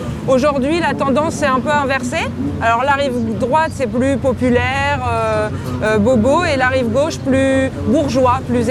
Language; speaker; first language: French; native; French